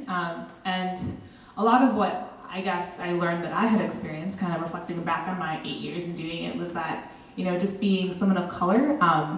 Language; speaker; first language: English; native; English